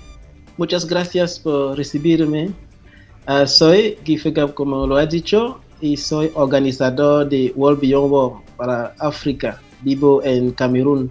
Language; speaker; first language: Spanish; non-native, fluent; French